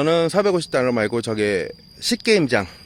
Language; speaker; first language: Korean; native; Korean